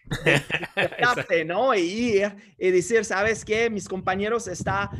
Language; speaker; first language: Spanish; non-native, fluent; English